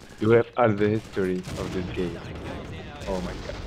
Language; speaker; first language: English; non-native, learner; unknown